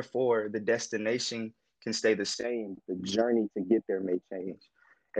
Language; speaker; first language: English; native; English